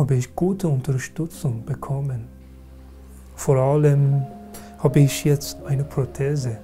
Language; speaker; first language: German; non-native, learner; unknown